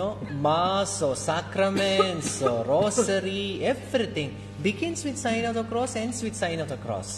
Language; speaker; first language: English; non-native, local second language; Malayalam